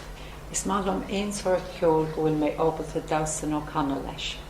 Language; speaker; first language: Irish; non-native, local second language; English